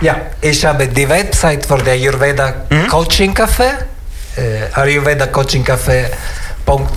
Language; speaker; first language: German; non-native, learner; Italian